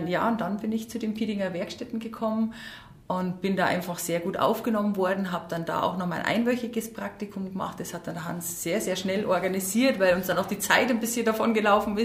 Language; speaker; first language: German; native; German